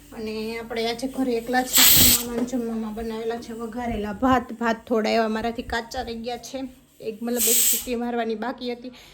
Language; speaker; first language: Gujarati; native; Gujarati